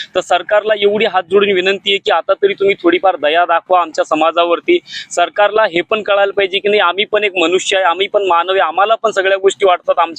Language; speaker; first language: Marathi; non-native, local second language; Lambadi